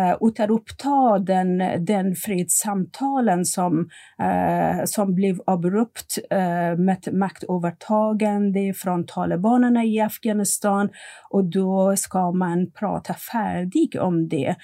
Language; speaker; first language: Swedish; non-native, fluent; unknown